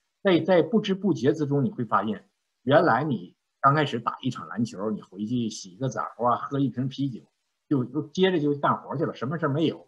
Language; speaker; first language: Chinese; native; Chinese